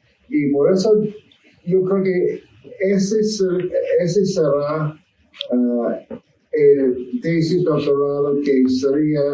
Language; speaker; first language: Spanish; non-native, learner; English